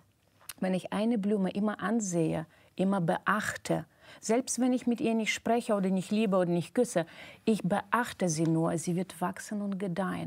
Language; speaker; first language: German; non-native, fluent; Russian